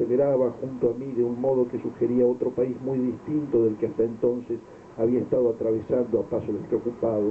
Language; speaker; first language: Spanish; native; Spanish